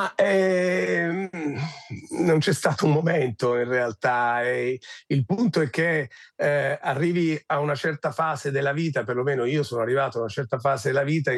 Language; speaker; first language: Italian; native; Italian